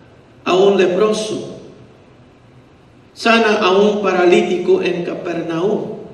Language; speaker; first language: Spanish; early bilingual, heritage; Spanish